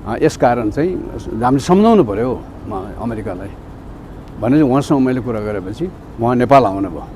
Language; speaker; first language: Nepali; native; Nepali